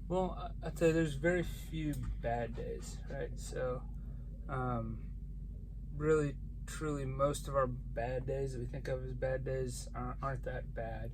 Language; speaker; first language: English; native; English